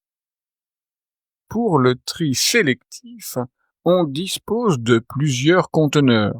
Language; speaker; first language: French; native; French